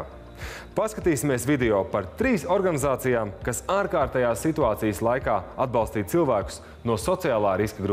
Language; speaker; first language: Latvian; native; Latvian